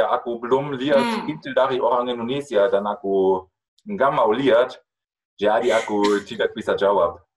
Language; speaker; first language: Indonesian; non-native, fluent; German